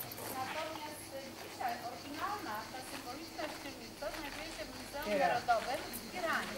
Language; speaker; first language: Polish; native; Polish